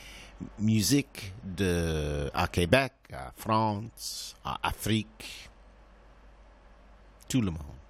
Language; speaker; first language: French; non-native, local second language; English